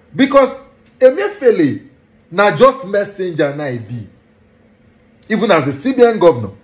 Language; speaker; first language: Nigerian Pidgin; native; Nigerian Pidgin